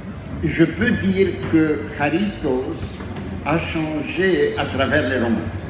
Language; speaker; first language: French; non-native, fluent; Greek